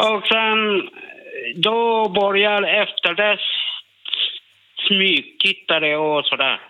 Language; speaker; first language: Swedish; non-native, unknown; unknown